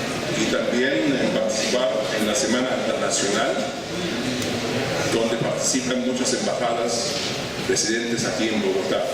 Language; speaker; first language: Spanish; non-native, fluent; Arabic